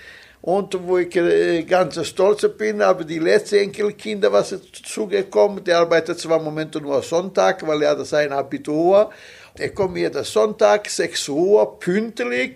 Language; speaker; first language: German; non-native, local second language; Italian